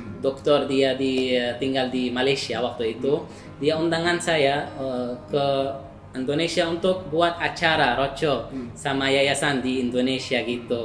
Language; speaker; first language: Indonesian; non-native, fluent; Arabic